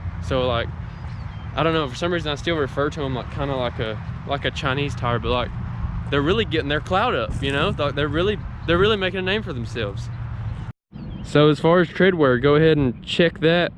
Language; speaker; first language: English; native; English